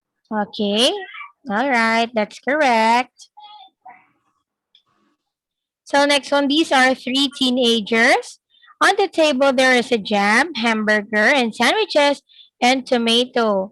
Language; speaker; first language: English; non-native, fluent; Filipino